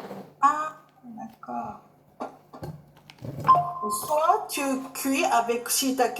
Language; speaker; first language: French; non-native, learner; Japanese